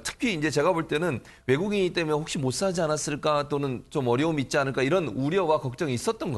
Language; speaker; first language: Korean; native; Korean